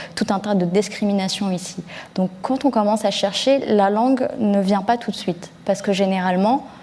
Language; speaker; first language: French; early bilingual, other home language; Arabic